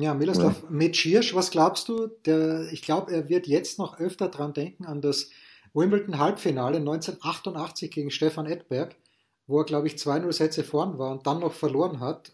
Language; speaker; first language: German; native; German